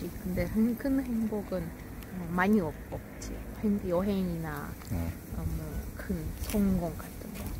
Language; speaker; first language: Korean; non-native, fluent; Russian